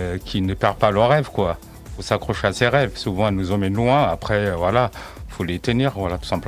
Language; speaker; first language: French; native; French